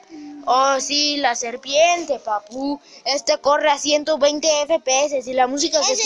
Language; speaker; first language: Spanish; native; Spanish